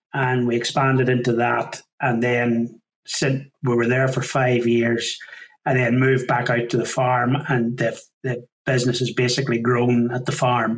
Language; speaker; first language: English; native; English